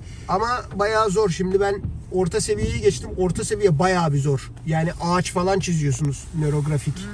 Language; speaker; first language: Turkish; native; Turkish